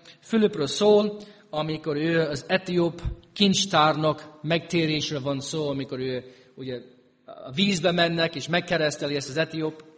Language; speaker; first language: Hungarian; early bilingual, heritage; Hungarian